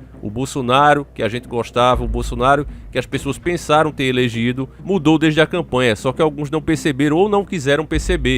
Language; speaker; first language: Portuguese; native; Portuguese